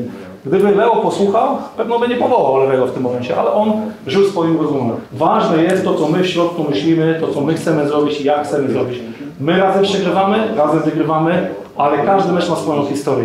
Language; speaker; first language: Polish; native; Polish